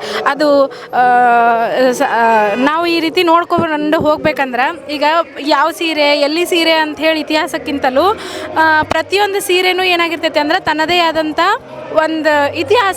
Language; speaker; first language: Kannada; native; Kannada